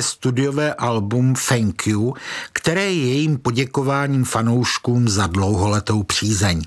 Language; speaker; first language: Czech; native; Czech